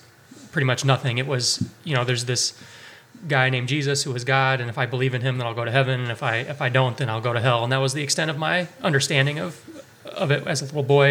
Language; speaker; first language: English; native; English